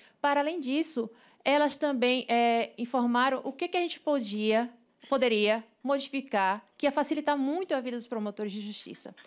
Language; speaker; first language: Portuguese; native; Portuguese